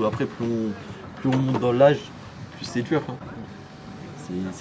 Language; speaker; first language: French; native; French